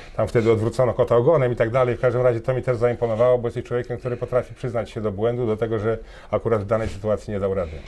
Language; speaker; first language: Polish; native; Polish